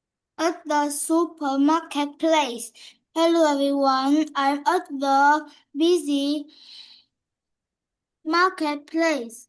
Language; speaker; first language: English; non-native, learner; Vietnamese